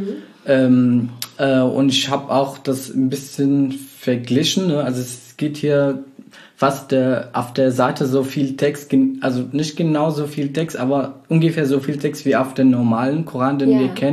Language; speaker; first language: German; non-native, fluent; Arabic